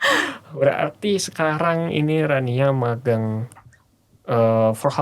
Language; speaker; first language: Indonesian; native; Indonesian